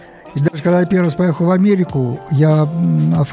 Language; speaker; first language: Russian; native; Russian